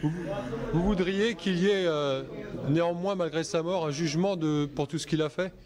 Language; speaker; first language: French; native; French